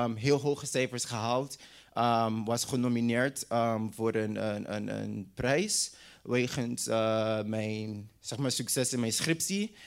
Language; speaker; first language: Dutch; non-native, local second language; English